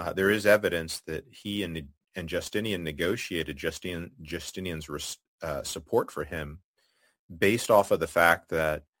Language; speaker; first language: English; native; English